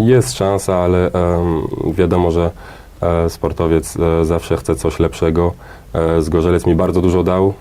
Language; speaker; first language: Polish; early bilingual, heritage; Polish